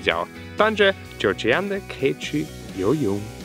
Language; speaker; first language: Chinese; native; Chinese